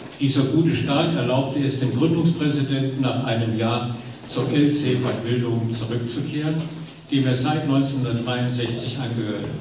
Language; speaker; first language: German; native; German